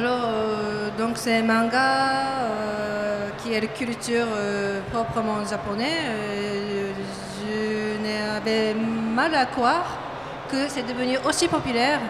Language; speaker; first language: French; non-native, fluent; Japanese